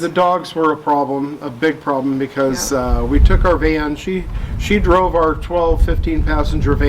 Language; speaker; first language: English; native; English